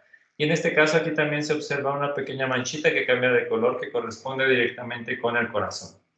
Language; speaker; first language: Spanish; native; Spanish